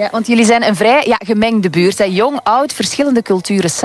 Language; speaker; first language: Dutch; native; Dutch